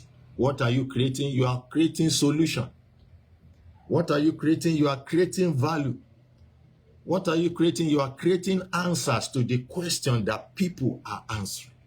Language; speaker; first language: English; non-native, local second language; Yoruba